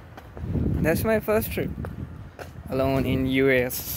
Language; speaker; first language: English; non-native, learner; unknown